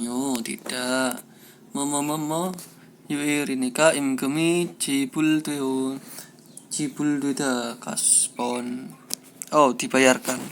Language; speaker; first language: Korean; non-native, fluent; Indonesian